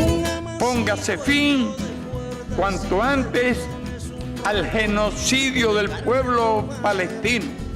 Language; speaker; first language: Spanish; native; Spanish